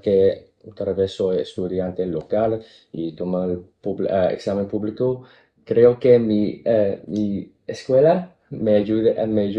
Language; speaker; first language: Spanish; non-native, learner; Cantonese